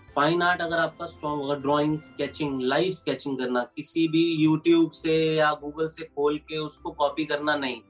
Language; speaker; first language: Hindi; native; Hindi